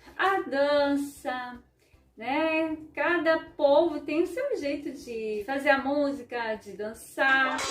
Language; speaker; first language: Portuguese; non-native, local second language; Ukrainian